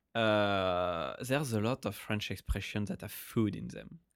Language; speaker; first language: English; non-native, fluent; French